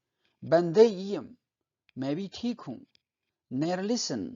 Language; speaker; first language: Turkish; non-native, fluent; Urdu